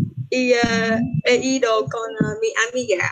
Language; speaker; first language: Spanish; non-native, learner; Vietnamese